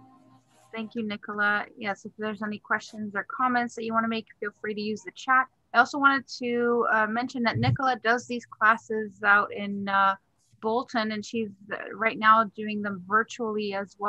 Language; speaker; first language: English; native; English